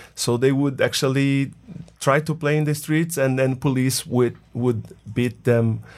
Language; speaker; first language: English; non-native, fluent; Portuguese